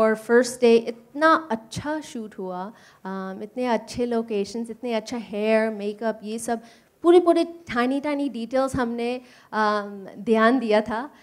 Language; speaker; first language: Hindi; non-native, learner; English